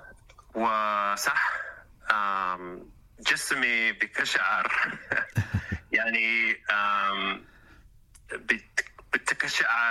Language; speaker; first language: Arabic; non-native, learner; English